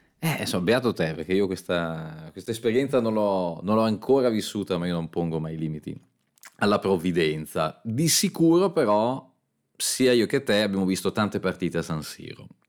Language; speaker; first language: Italian; native; Italian